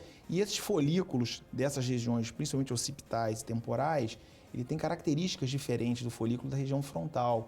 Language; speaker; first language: Portuguese; native; Portuguese